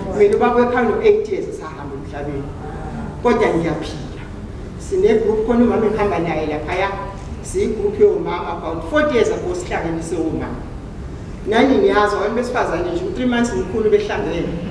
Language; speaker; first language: Zulu; native; Zulu